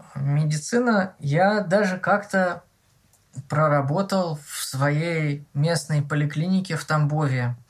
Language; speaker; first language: Russian; native; Russian